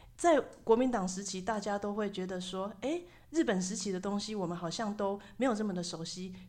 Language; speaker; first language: Chinese; native; Chinese